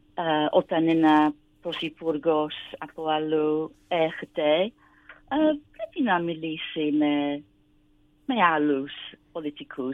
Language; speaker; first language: Greek; non-native, learner; English